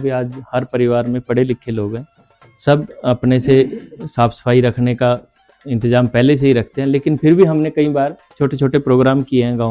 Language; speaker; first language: Hindi; native; Hindi